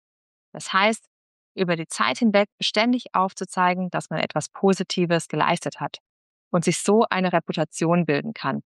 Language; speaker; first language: German; native; German